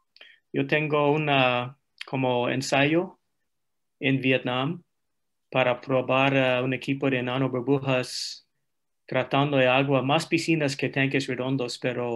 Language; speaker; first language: Spanish; non-native, fluent; English